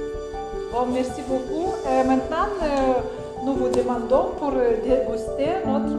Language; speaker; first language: French; non-native, learner; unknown